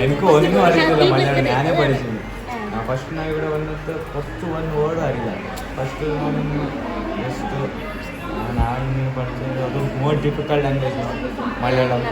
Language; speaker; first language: Malayalam; non-native, local second language; Kannada